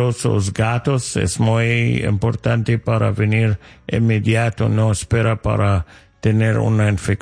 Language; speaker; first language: Spanish; non-native, learner; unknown